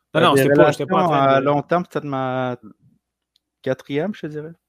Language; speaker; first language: French; native; French